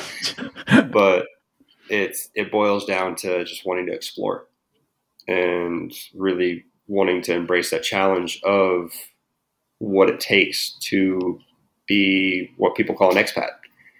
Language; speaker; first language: English; native; English